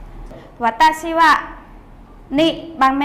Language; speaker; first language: Japanese; non-native, learner; Khmer